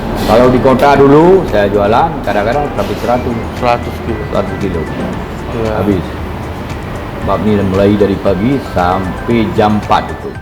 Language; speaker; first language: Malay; non-native, local second language; Achinese